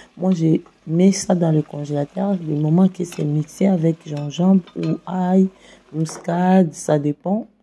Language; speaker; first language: French; non-native, local second language; Lingala